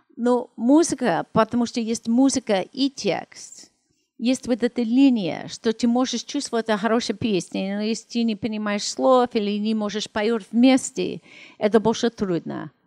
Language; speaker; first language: Russian; non-native, learner; English